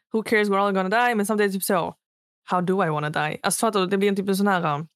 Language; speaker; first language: Swedish; native; Swedish